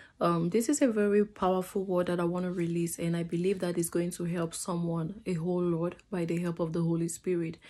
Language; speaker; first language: English; non-native, fluent; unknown